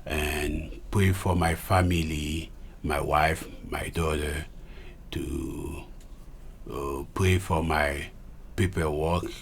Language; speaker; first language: English; non-native, local second language; Haitian Creole